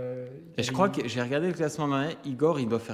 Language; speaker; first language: French; native; French